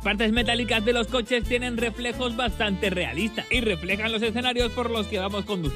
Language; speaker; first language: Spanish; native; Spanish